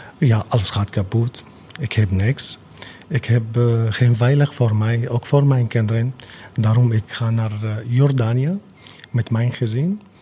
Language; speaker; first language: Dutch; non-native, learner; Arabic